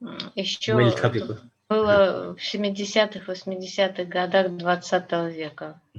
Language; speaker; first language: Russian; native; Russian